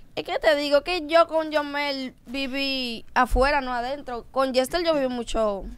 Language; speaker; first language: Spanish; native; Spanish